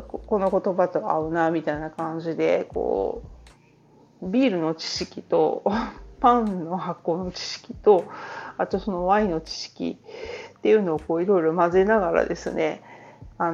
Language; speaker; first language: Japanese; native; Japanese